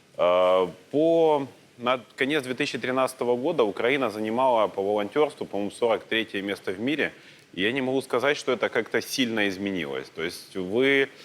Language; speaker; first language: Russian; native; Russian